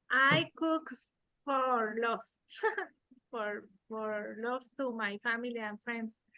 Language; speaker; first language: English; non-native, learner; Spanish